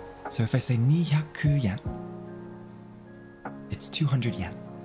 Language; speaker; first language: English; native; English